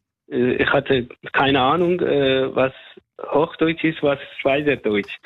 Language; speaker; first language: German; non-native, fluent; Persian